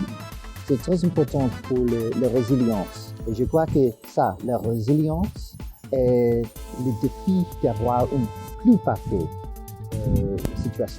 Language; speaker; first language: French; non-native, fluent; English